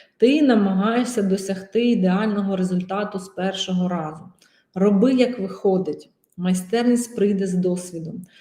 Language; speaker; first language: Ukrainian; non-native, local second language; Russian